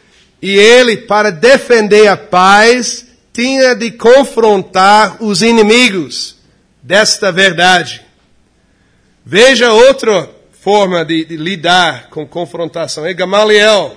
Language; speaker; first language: Portuguese; non-native, fluent; English